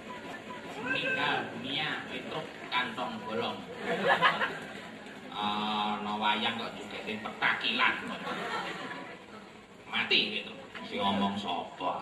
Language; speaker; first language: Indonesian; non-native, local second language; Javanese